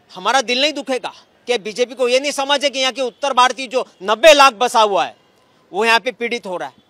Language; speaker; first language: Hindi; native; Hindi